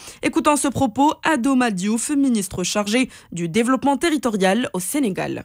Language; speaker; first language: French; non-native, local second language; Arabic